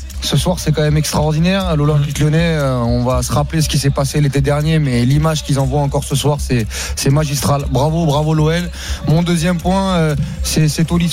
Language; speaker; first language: French; native; French